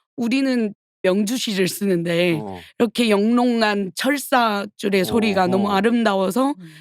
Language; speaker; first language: Korean; early bilingual, heritage; Korean